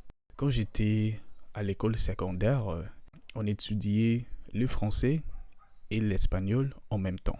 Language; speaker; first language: French; non-native, fluent; English